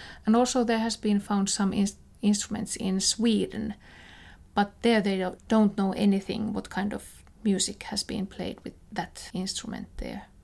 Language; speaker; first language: English; non-native, fluent; Finnish